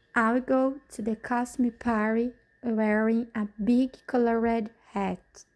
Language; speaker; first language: English; non-native, fluent; Portuguese